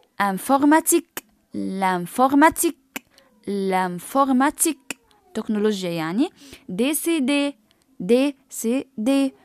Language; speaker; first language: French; non-native, fluent; Arabic